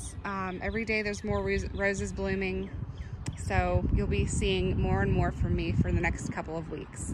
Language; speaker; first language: English; native; English